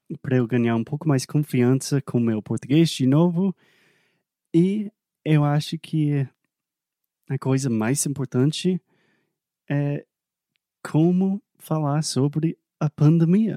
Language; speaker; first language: Portuguese; non-native, fluent; English